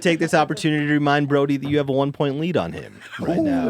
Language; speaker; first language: English; native; English